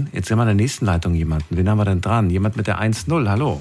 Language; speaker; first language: German; native; German